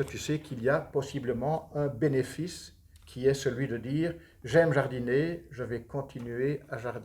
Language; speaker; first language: French; native; French